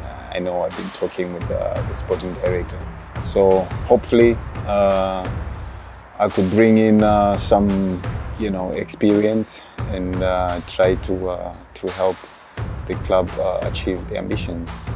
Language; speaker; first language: English; non-native, local second language; Shona